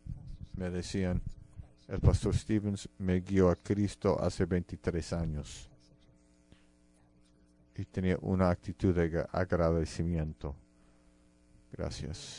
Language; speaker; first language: Spanish; non-native, fluent; English